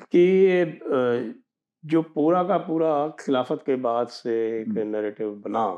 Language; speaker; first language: Hindi; native; Hindi